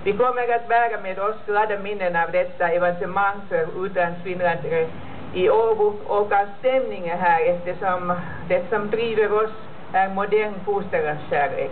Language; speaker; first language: Swedish; non-native, local second language; Finnish